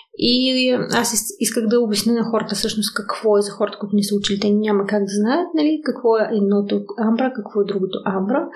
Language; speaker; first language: Bulgarian; early bilingual, heritage; Russian